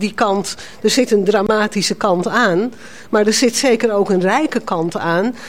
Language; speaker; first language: Dutch; native; Dutch